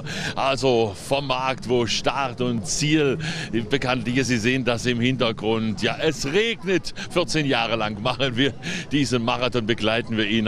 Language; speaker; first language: German; native; German